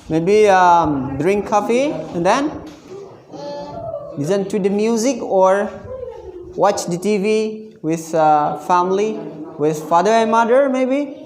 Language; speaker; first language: English; non-native, fluent; Indonesian